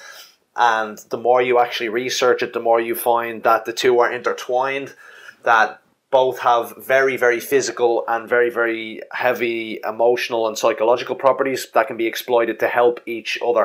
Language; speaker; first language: English; native; English